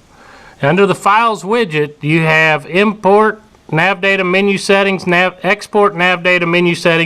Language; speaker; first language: English; native; English